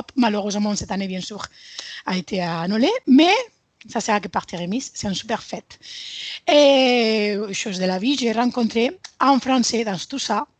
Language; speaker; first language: French; non-native, fluent; Spanish